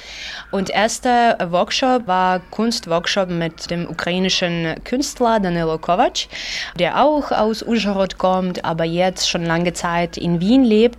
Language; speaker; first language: German; non-native, learner; Ukrainian